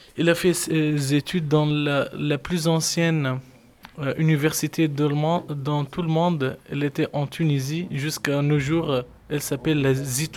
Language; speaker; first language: French; non-native, local second language; Arabic